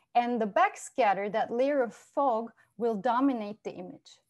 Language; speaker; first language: English; non-native, fluent; Turkish